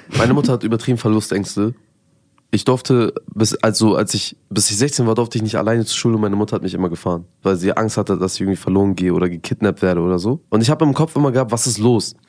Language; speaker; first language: German; early bilingual, other home language; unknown